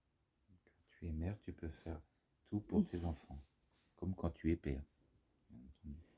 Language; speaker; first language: French; native; French